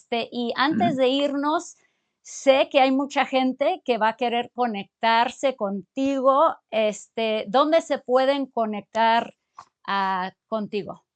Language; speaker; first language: Spanish; early bilingual, other home language; English